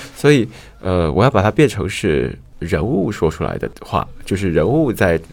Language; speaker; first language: Chinese; native; Chinese